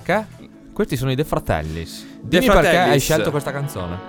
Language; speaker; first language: Italian; native; Italian